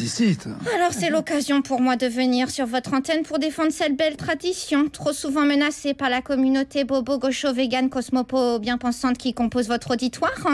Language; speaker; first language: French; native; French